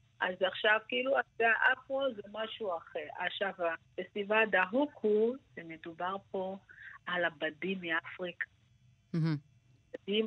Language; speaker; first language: Hebrew; non-native, fluent; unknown